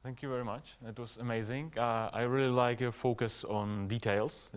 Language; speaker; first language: English; non-native, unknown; Czech